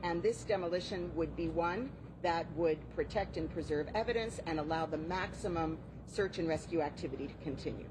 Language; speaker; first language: English; native; English